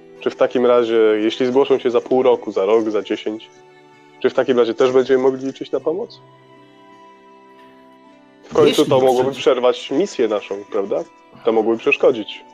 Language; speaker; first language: Polish; native; Polish